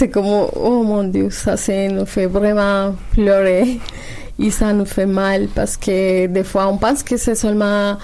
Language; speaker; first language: French; non-native, learner; Spanish